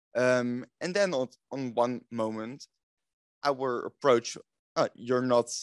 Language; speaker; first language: English; non-native, fluent; Dutch